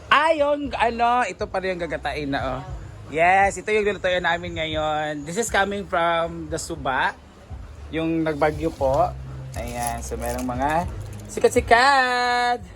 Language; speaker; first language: Filipino; non-native, local second language; Cebuano